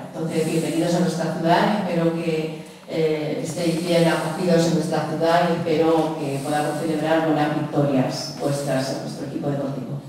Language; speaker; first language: Spanish; native; Spanish